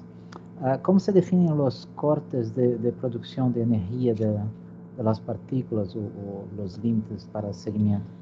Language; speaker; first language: Spanish; non-native, fluent; Portuguese